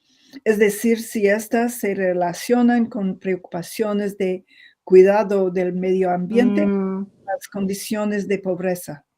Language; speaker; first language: Spanish; non-native, fluent; English